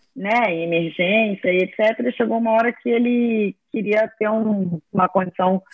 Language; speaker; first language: Portuguese; native; Portuguese